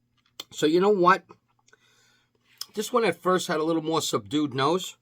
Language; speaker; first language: English; native; English